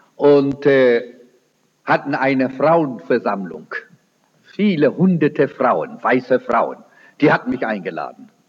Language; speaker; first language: German; early bilingual, heritage; German